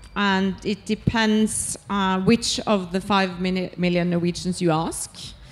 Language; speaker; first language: English; non-native, fluent; Norwegian